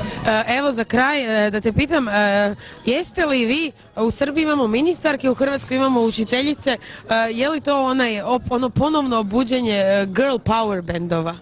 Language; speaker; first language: Croatian; native; Croatian